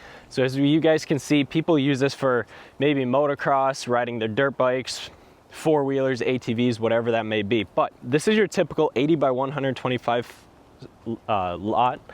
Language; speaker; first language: English; native; English